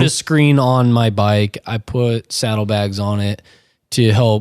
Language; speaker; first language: English; native; English